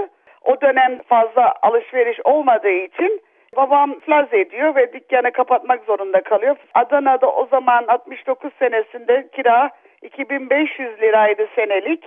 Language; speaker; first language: Turkish; early bilingual, other home language; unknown